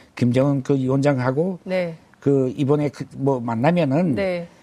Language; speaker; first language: Korean; native; Korean